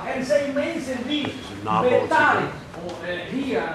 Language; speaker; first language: Dutch; non-native, learner; Spanish